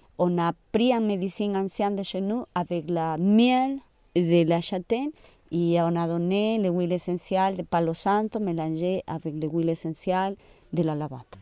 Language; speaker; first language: French; non-native, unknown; Spanish